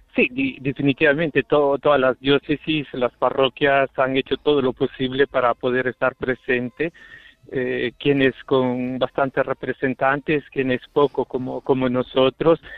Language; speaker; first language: Spanish; native; Spanish